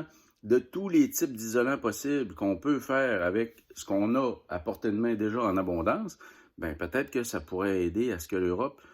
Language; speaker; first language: French; native; French